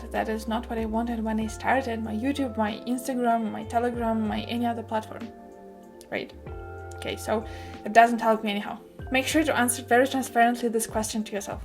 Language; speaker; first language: English; non-native, fluent; Russian